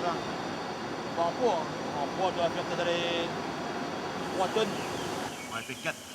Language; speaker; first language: French; native; French